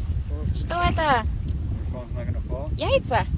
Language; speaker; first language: Russian; non-native, learner; English